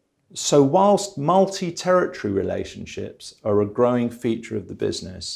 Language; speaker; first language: English; native; English